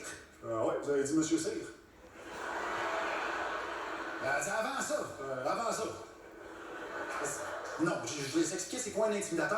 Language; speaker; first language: French; native; French